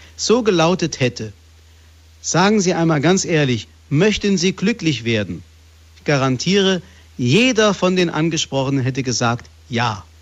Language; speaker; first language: German; native; German